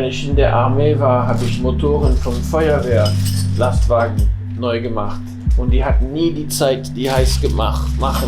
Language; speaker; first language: German; non-native, fluent; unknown